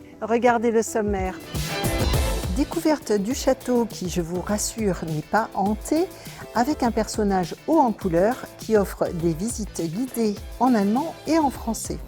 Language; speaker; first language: French; native; French